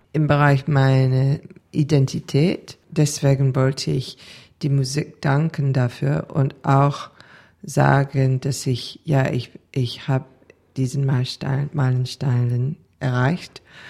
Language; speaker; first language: German; non-native, learner; English